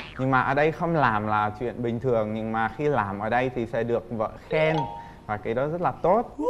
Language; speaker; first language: Vietnamese; non-native, fluent; Czech